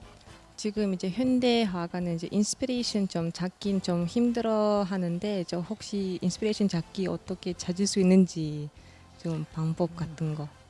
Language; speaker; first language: Korean; non-native, fluent; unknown